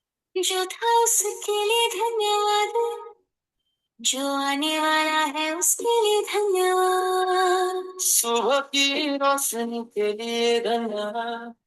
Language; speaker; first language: Hindi; native; Hindi